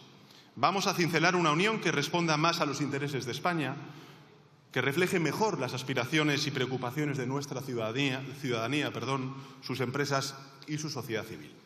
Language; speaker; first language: Spanish; native; Spanish